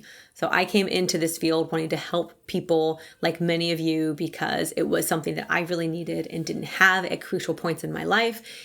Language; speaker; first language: English; native; English